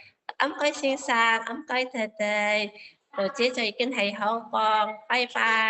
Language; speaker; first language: Cantonese; non-native, learner; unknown